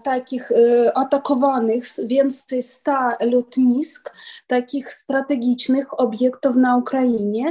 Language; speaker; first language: Polish; non-native, learner; Ukrainian